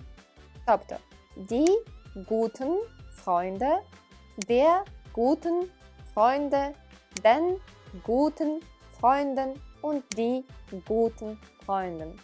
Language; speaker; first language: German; non-native, fluent; Ukrainian